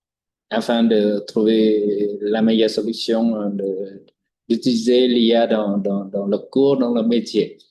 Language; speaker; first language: French; non-native, fluent; Vietnamese